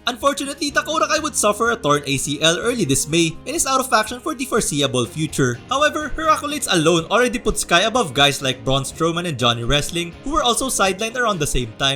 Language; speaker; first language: English; native; English